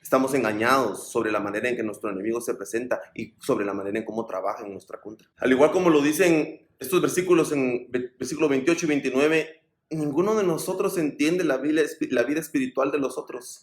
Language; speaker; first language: Spanish; native; Spanish